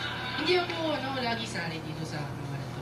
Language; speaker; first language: Filipino; non-native, learner; Japanese